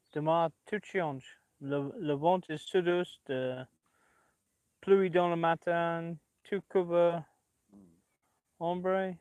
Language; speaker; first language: French; non-native, learner; English